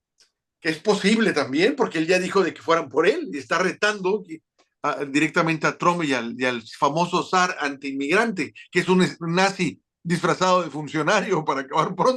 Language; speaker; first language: Spanish; native; Spanish